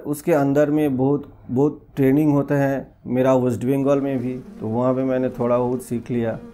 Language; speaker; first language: Hindi; non-native, local second language; Bangla